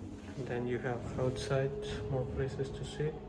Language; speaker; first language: English; non-native, learner; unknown